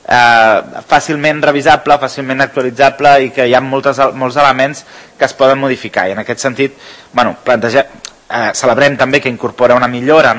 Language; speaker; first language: Catalan; native; Catalan